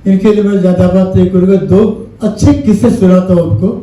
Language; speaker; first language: Hindi; non-native, local second language; Marathi